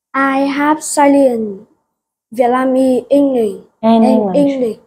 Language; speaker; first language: English; non-native, learner; Vietnamese